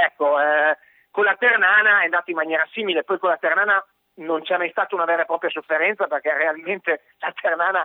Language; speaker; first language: Italian; native; Italian